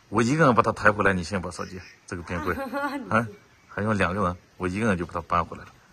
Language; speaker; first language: Chinese; native; Chinese